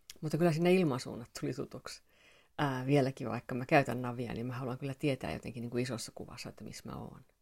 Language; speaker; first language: Finnish; non-native, local second language; Swedish